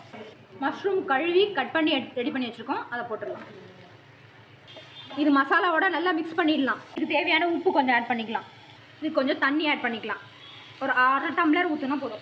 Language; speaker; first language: Tamil; native; Tamil